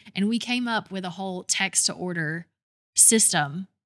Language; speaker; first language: English; native; English